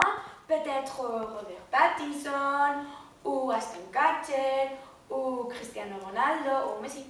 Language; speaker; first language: French; non-native, learner; Spanish